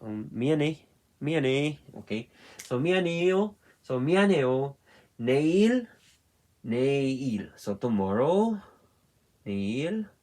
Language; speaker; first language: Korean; non-native, fluent; Filipino